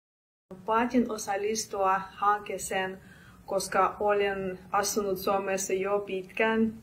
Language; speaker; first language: Finnish; non-native, fluent; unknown